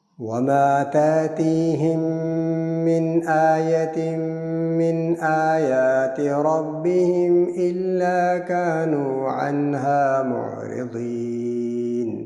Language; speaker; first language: Urdu; non-native, local second language; Sindhi